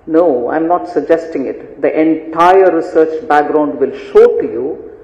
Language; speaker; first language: English; non-native, local second language; Tamil